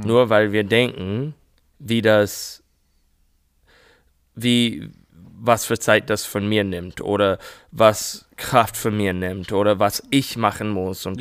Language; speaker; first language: German; non-native, learner; English